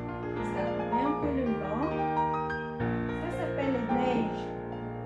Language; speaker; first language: French; non-native, learner; Hmong